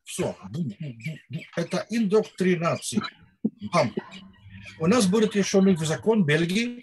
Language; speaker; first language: Russian; non-native, learner; Dutch